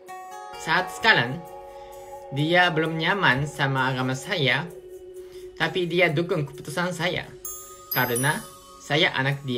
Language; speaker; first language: Indonesian; non-native, fluent; Japanese